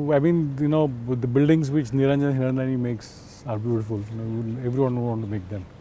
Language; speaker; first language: English; non-native, local second language; Marathi